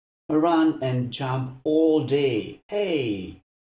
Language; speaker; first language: English; non-native, fluent; Russian